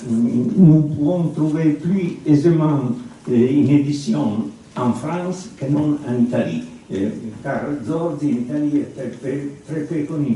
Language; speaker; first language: French; non-native, fluent; Italian